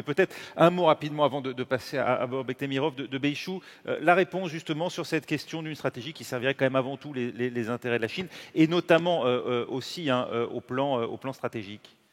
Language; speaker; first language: French; native; French